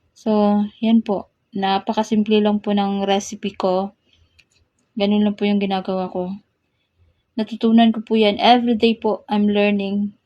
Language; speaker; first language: Filipino; non-native, local second language; Cebuano